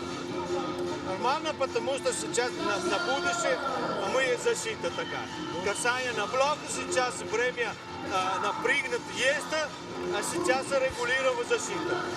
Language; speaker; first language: Russian; non-native, learner; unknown